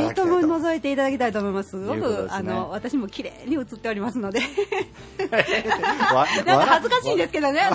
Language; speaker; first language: Japanese; native; Japanese